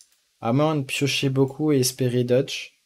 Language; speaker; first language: French; native; French